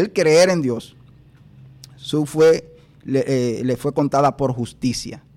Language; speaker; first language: Spanish; native; Spanish